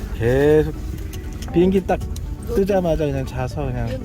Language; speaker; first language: Korean; native; Korean